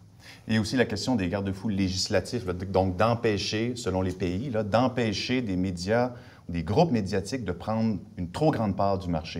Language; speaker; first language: French; native; French